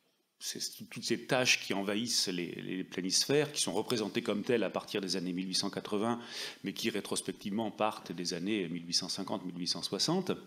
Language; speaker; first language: French; native; French